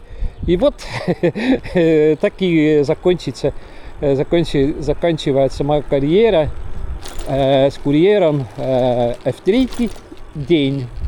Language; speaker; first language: Russian; non-native, local second language; Estonian